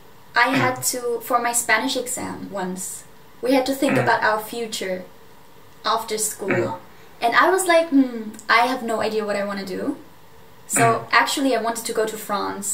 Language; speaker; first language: English; non-native, fluent; German